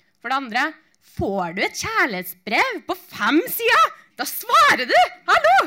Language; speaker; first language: Norwegian; native; Norwegian